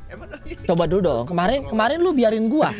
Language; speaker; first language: Indonesian; native; Indonesian